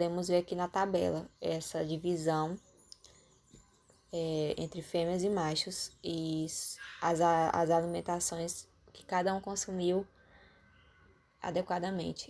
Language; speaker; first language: Portuguese; native; Portuguese